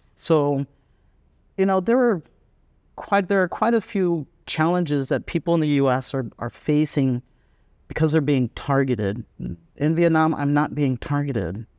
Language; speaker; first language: English; native; English